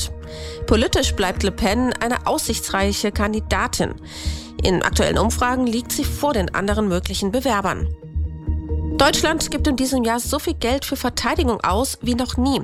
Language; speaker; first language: German; native; German